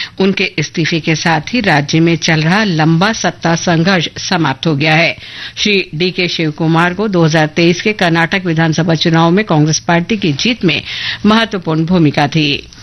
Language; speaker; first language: Hindi; native; Hindi